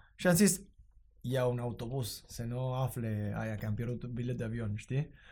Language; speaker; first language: Romanian; non-native, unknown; Spanish